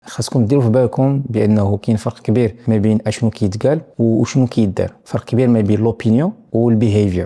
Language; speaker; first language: Arabic; native; Arabic